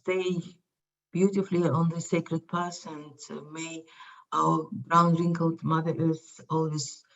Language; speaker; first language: English; non-native, fluent; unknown